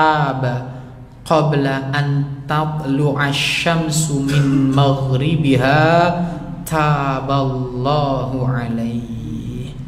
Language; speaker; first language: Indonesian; non-native, local second language; Javanese